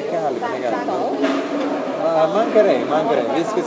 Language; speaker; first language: Lithuanian; non-native, learner; Italian